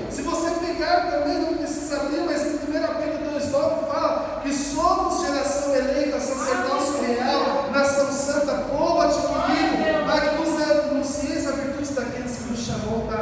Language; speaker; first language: Portuguese; native; Portuguese